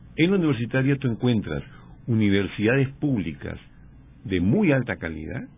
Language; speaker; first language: Spanish; native; Spanish